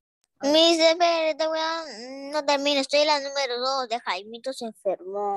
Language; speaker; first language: Spanish; native; Spanish